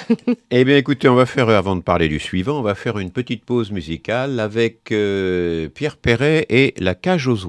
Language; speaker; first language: French; native; French